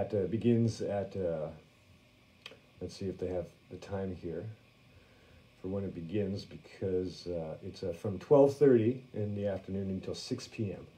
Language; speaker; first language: English; native; English